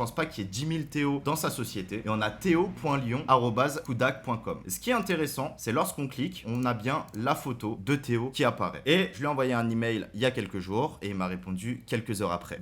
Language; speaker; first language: French; native; French